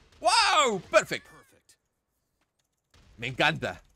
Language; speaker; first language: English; non-native, learner; Spanish